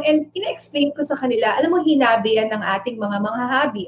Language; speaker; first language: Filipino; non-native, local second language; Iloko